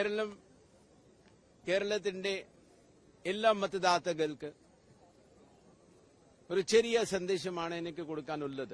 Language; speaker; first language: Malayalam; non-native, fluent; Hindi